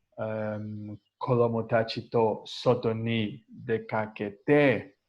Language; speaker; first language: Japanese; non-native, learner; Spanish